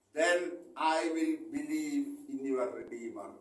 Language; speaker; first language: English; non-native, local second language; Malayalam